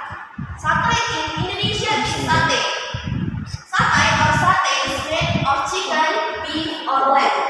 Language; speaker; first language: English; non-native, local second language; Indonesian